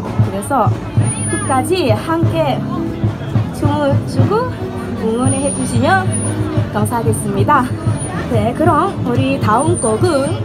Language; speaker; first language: Korean; non-native, learner; Russian